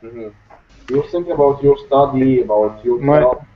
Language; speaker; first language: English; non-native, learner; Arabic